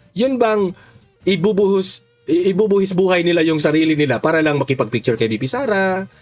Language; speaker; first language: Filipino; non-native, local second language; Cebuano